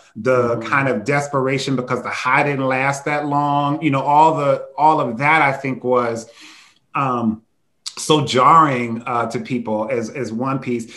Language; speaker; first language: English; native; English